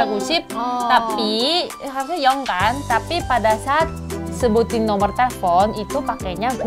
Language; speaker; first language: Indonesian; non-native, fluent; Korean